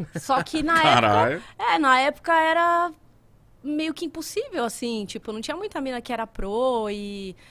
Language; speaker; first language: Portuguese; native; Portuguese